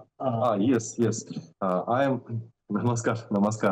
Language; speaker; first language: English; non-native, learner; Russian